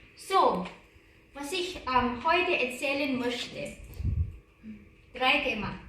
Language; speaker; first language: German; non-native, learner; Filipino